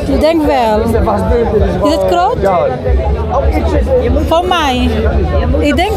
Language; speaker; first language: Dutch; non-native, learner; Iloko